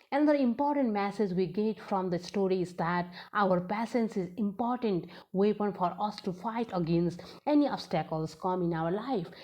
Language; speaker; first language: English; non-native, local second language; Nepali